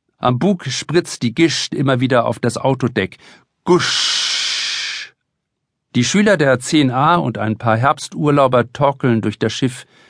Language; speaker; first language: German; native; German